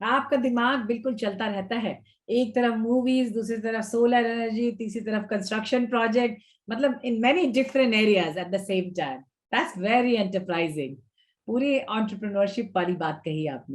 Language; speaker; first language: Hindi; native; Hindi